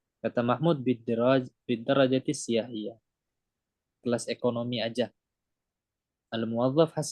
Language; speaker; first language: Arabic; non-native, fluent; Indonesian